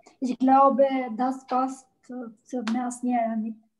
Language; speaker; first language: German; non-native, learner; Albanian